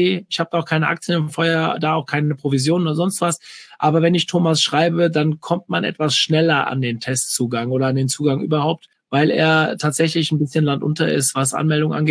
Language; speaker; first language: German; native; German